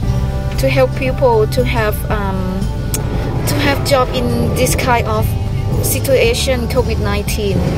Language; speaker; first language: English; non-native, fluent; Filipino